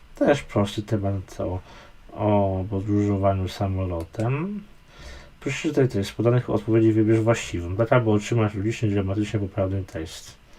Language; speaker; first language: Polish; native; Polish